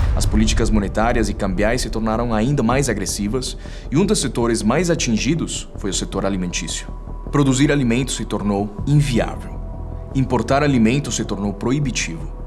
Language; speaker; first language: Portuguese; non-native, fluent; Spanish